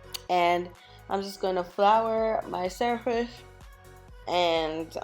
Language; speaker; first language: English; native; English